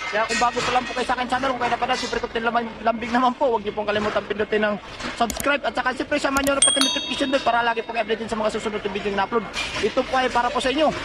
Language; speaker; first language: Filipino; native; Filipino